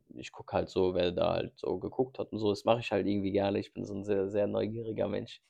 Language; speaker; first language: German; early bilingual, other home language; Turkish